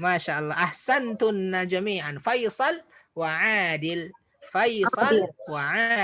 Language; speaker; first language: Arabic; non-native, fluent; Indonesian